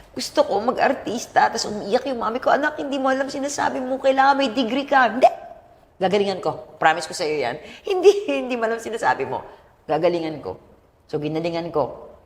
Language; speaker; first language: Filipino; native; Filipino